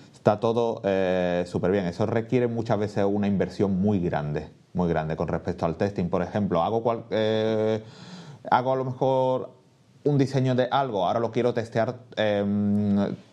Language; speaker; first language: Spanish; native; Spanish